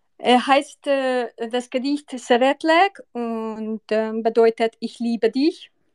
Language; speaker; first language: German; non-native, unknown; Hungarian